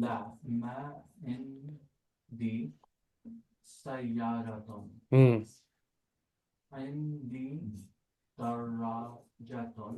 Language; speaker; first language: Arabic; non-native, learner; English